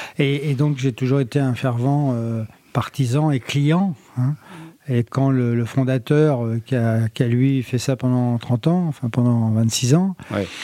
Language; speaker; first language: French; native; French